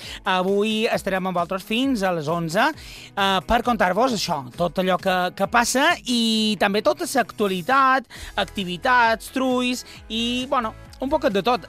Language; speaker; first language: Catalan; native; Catalan